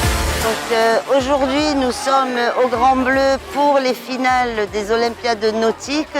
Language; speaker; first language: French; native; French